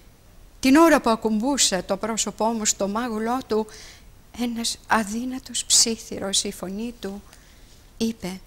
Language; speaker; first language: Greek; native; Greek